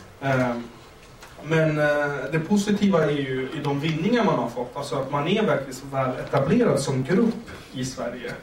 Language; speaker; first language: Swedish; early bilingual, other home language; Kurdish